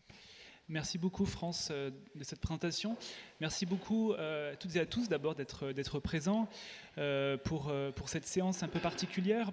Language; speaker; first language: French; native; French